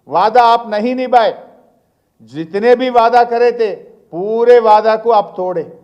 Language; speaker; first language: Hindi; non-native, local second language; Telugu